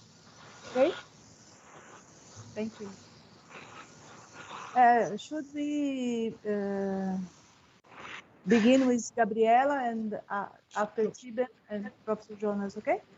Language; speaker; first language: English; non-native, learner; Portuguese